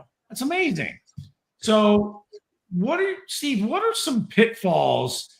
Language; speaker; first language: English; native; English